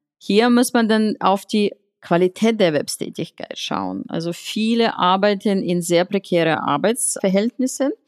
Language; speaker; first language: German; non-native, fluent; Russian